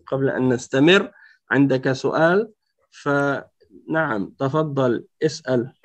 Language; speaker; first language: Arabic; non-native, fluent; French